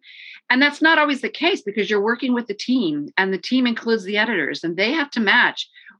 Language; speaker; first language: English; native; English